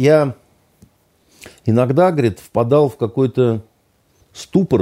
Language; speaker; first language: Russian; native; Russian